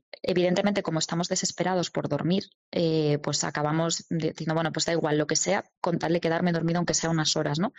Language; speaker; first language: Spanish; native; Spanish